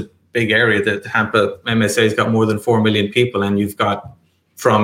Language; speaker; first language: English; native; English